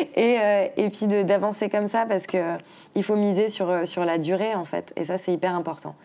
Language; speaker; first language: French; native; French